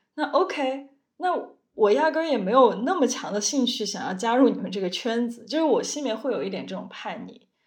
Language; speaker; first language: Chinese; native; Chinese